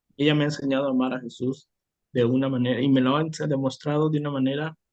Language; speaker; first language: Spanish; native; Spanish